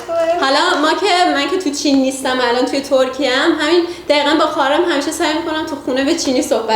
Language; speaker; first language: Persian; native; Persian